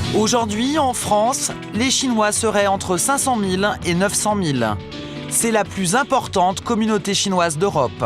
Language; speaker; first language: French; native; French